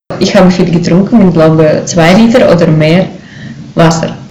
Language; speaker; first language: German; non-native, learner; Russian